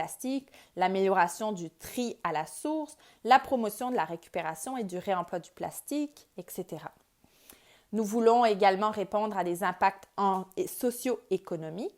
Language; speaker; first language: French; native; French